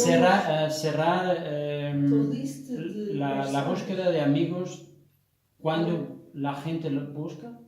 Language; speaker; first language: Spanish; non-native, fluent; Portuguese